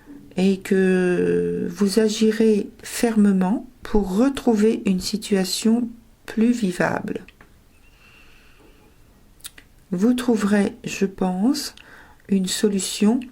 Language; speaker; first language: French; native; French